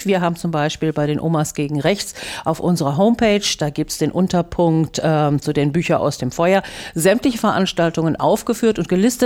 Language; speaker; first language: German; native; German